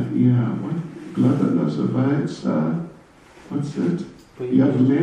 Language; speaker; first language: Russian; non-native, learner; English